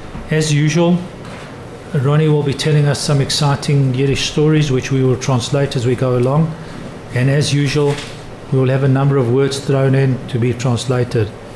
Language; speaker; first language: English; native; English